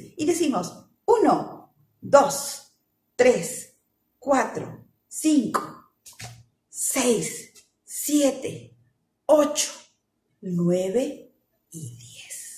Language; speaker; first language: Spanish; native; Spanish